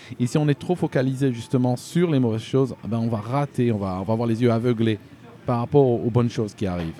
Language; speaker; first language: French; non-native, local second language; Arabic